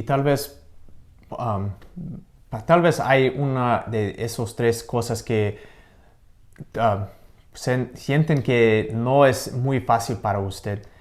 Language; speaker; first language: Spanish; non-native, learner; English